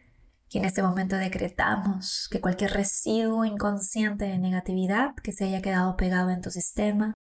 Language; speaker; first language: Spanish; native; Spanish